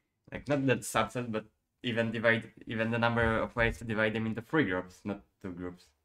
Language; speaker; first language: English; non-native, fluent; Polish